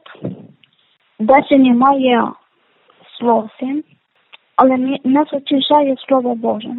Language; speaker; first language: Ukrainian; non-native, learner; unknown